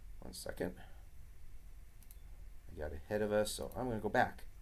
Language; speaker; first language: English; native; English